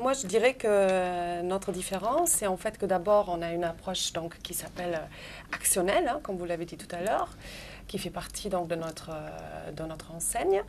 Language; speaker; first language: French; non-native, fluent; German